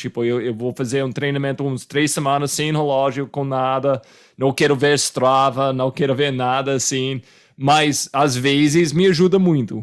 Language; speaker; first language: Portuguese; non-native, fluent; English